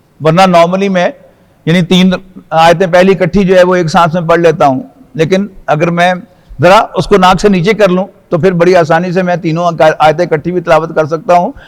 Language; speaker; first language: Urdu; non-native, local second language; Punjabi